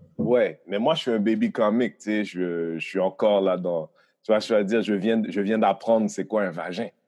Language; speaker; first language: French; early bilingual, other home language; Haitian Creole